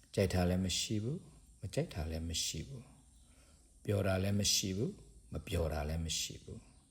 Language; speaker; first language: Burmese; non-native, fluent; Korean